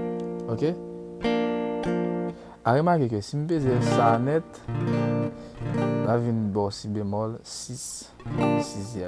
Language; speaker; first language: French; non-native, learner; Haitian Creole